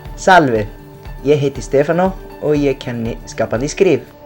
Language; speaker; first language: Icelandic; non-native, fluent; Italian